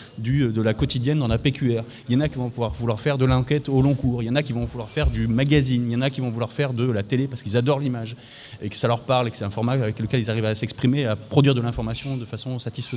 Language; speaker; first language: French; native; French